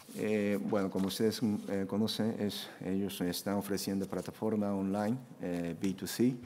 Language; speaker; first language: Spanish; non-native, fluent; Japanese